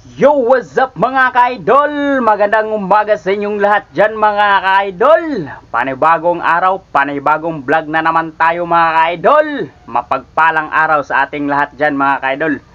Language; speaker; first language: Filipino; non-native, local second language; Cebuano